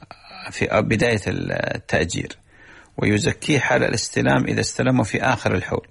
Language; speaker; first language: Arabic; native; Arabic